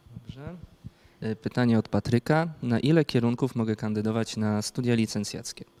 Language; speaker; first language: Polish; native; Polish